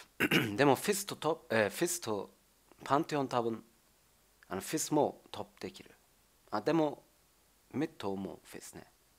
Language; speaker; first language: Japanese; non-native, learner; German